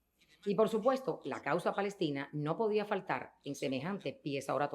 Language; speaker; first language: Spanish; native; Spanish